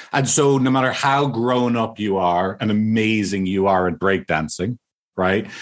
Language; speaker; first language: English; native; English